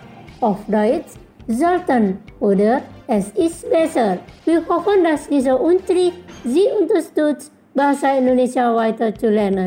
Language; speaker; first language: German; non-native, learner; Indonesian